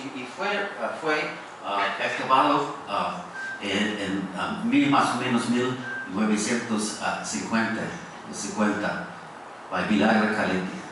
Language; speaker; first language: Spanish; non-native, fluent; English